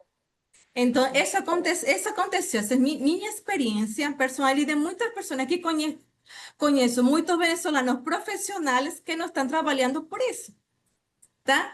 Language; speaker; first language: Portuguese; non-native, fluent; Spanish